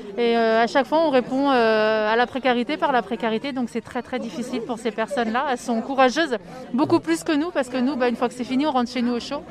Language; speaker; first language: French; native; French